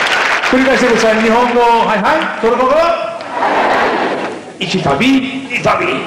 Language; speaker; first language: Japanese; non-native, learner; Turkish